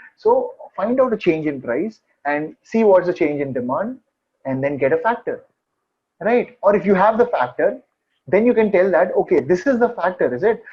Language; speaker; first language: English; non-native, local second language; Hindi